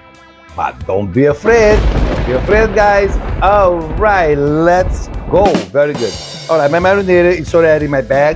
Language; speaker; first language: English; non-native, fluent; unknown